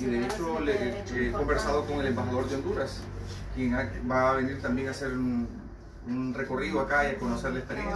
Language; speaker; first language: Spanish; native; Spanish